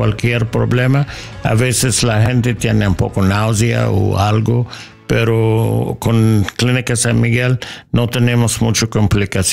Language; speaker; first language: Spanish; non-native, learner; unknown